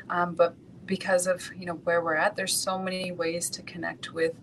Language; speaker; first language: English; native; English